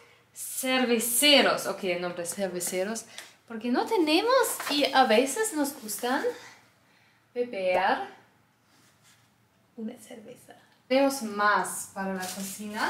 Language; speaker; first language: Spanish; non-native, learner; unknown